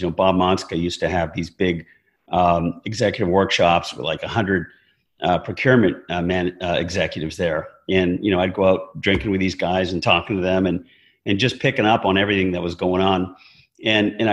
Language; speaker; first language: English; native; English